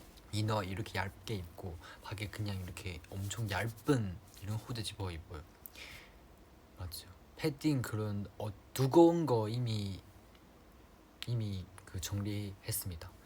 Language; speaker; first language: Korean; non-native, fluent; Chinese